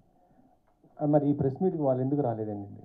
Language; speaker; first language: Telugu; native; Telugu